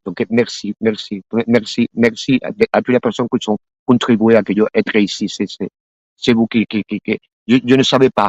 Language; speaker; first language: French; non-native, learner; Spanish